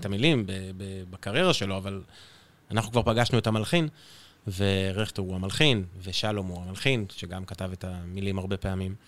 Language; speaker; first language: Hebrew; native; Hebrew